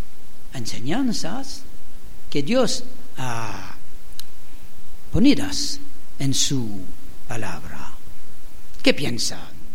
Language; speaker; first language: Spanish; non-native, learner; German